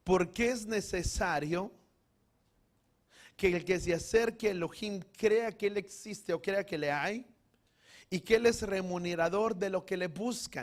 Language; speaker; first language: Spanish; native; Spanish